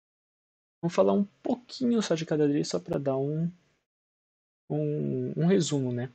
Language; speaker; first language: Portuguese; native; Portuguese